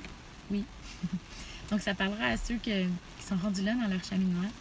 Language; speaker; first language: French; native; French